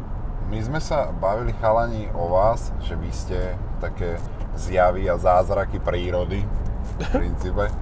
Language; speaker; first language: Slovak; native; Slovak